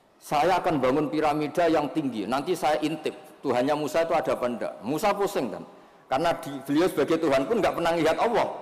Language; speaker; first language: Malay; non-native, local second language; Javanese